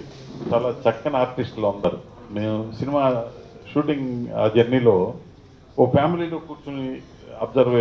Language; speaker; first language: Telugu; native; Telugu